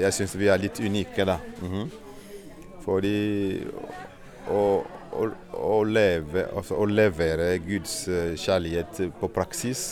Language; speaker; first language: Swedish; non-native, fluent; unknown